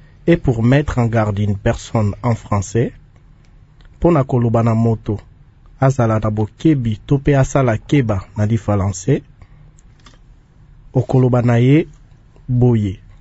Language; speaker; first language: French; non-native, local second language; Lingala